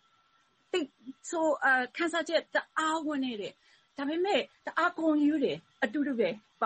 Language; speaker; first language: Burmese; non-native, learner; Thai